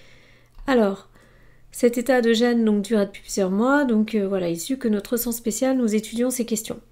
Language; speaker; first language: French; native; French